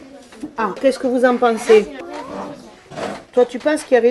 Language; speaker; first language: French; native; French